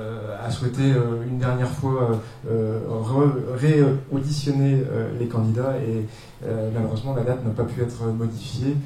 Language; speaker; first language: French; native; French